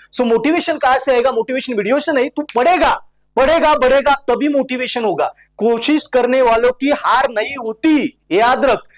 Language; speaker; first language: Hindi; non-native, local second language; Marathi